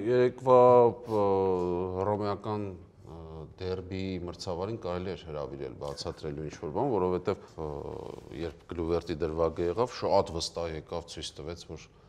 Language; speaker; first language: Armenian; native; Armenian